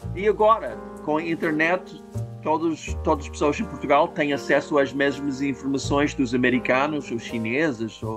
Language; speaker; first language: Portuguese; non-native, fluent; English